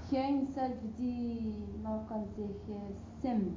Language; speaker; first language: Dutch; non-native, learner; Arabic